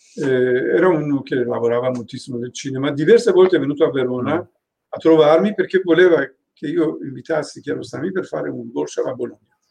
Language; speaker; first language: Italian; non-native, fluent; Persian